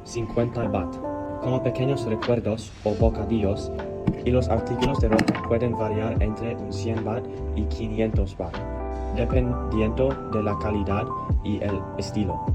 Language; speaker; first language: Spanish; non-native, learner; Thai